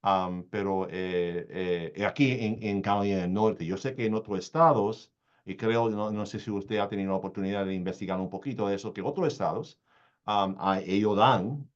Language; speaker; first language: Spanish; early bilingual, heritage; Spanish